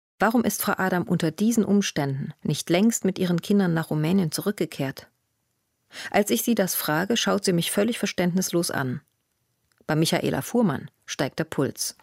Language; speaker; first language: German; native; German